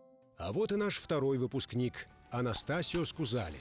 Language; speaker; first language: Russian; native; Russian